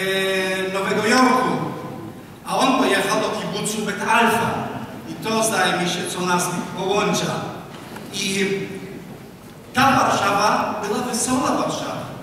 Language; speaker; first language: Polish; non-native, fluent; Hebrew